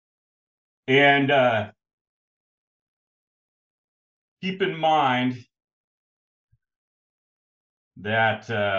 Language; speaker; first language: English; native; English